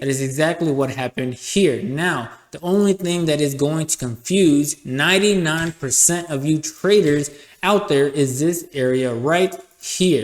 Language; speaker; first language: English; native; English